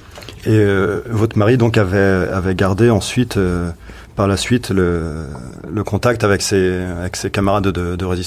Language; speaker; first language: French; native; French